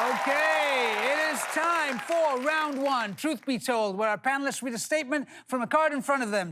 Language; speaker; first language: English; native; English